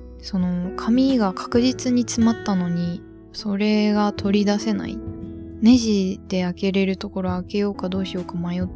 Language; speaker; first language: Japanese; native; Japanese